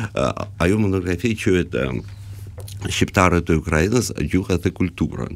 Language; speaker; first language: Albanian; non-native, fluent; Russian